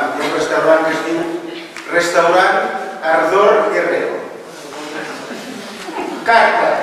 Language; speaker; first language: Catalan; native; Catalan